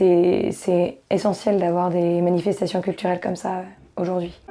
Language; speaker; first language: French; native; French